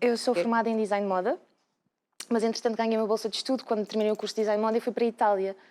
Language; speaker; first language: Portuguese; native; Portuguese